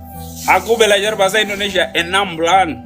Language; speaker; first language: Indonesian; non-native, learner; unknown